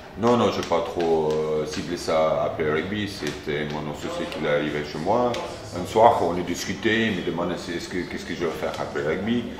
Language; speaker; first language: French; non-native, fluent; Afrikaans